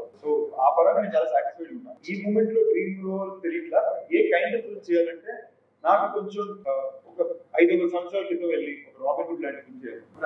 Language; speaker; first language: Telugu; native; Telugu